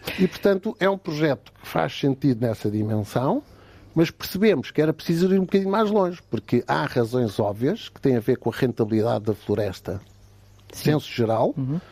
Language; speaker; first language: Portuguese; native; Portuguese